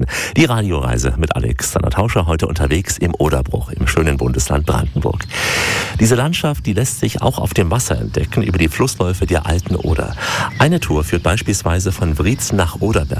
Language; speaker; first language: German; native; German